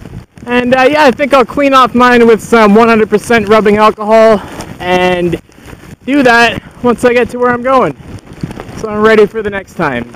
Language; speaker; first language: English; native; English